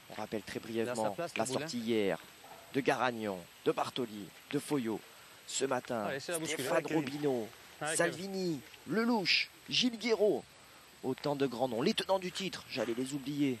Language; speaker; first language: French; native; French